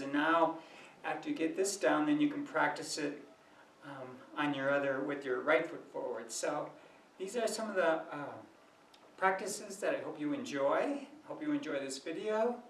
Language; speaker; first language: English; native; English